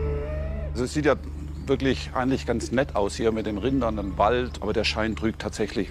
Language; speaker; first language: German; native; German